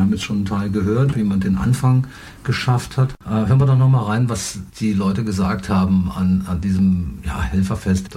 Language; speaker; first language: German; native; German